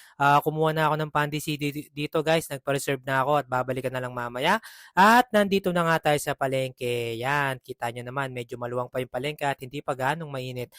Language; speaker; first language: Filipino; native; Filipino